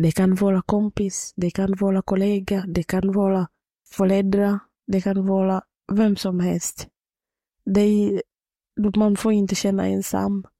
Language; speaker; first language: Swedish; non-native, fluent; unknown